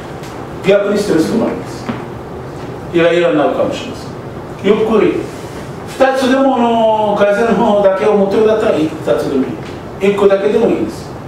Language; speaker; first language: Japanese; non-native, learner; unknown